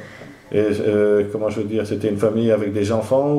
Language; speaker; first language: French; non-native, fluent; Dutch